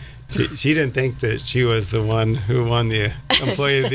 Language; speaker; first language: English; native; English